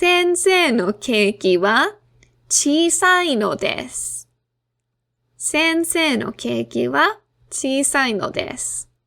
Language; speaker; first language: Japanese; non-native, fluent; English